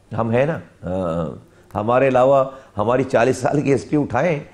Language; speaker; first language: Urdu; native; Urdu